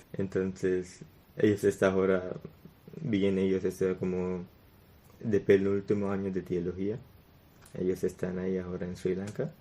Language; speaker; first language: Spanish; non-native, learner; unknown